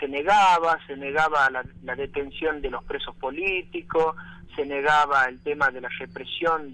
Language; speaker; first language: Spanish; native; Spanish